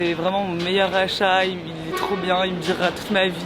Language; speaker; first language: French; native; French